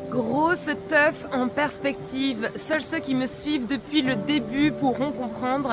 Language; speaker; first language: French; native; French